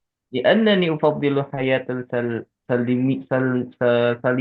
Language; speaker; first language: Arabic; non-native, learner; Indonesian